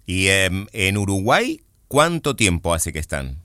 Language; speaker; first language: Spanish; native; Spanish